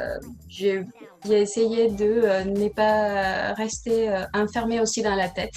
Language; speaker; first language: French; non-native, learner; Spanish